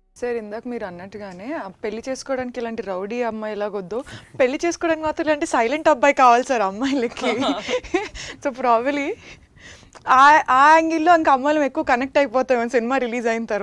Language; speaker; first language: Telugu; native; Telugu